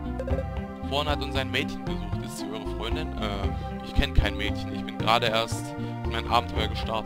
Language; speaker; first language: German; native; German